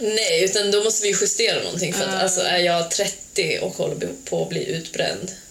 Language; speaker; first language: Swedish; early bilingual, other home language; Hungarian